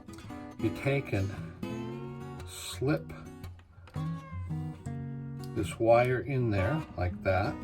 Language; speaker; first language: English; native; English